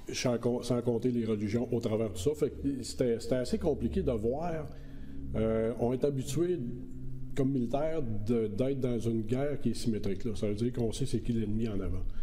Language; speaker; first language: French; native; French